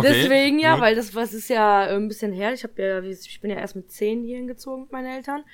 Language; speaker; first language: German; early bilingual, other home language; Polish